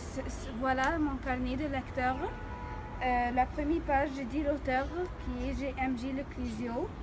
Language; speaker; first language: French; non-native, fluent; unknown